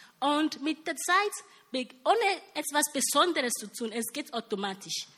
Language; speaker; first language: German; non-native, learner; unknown